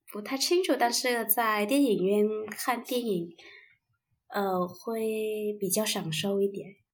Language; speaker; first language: Chinese; non-native, fluent; Vietnamese